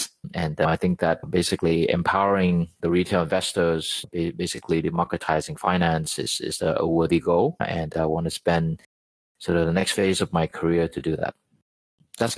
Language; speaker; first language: English; native; English